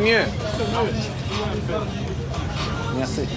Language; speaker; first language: French; non-native, learner; Dutch